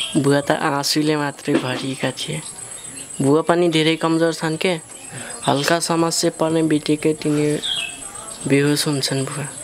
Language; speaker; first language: Nepali; non-native, local second language; Dangaura Tharu